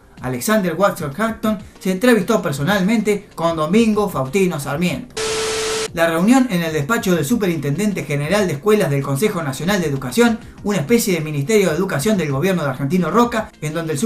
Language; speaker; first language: Spanish; native; Spanish